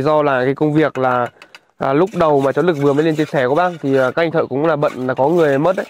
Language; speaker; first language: Vietnamese; native; Vietnamese